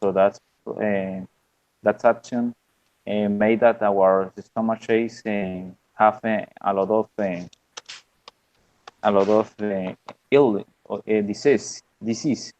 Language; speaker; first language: English; non-native, learner; Spanish